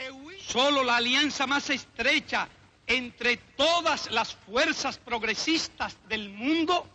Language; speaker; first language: Spanish; native; Spanish